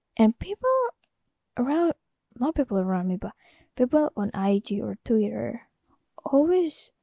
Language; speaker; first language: English; non-native, fluent; Indonesian